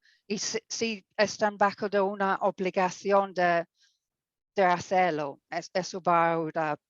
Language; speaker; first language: Spanish; non-native, fluent; English